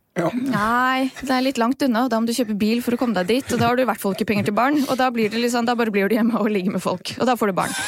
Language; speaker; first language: Norwegian; early bilingual, other home language; Bosnian